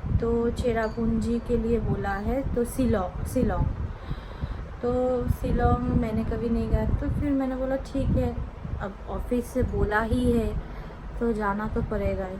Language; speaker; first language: Hindi; non-native, local second language; Bangla